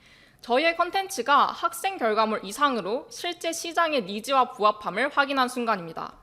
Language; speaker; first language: Korean; native; Korean